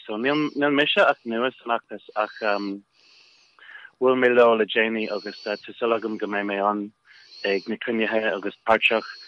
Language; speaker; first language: Irish; non-native, local second language; English